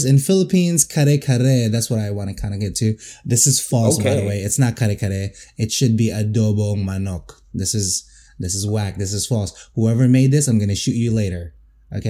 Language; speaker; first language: English; non-native, local second language; Filipino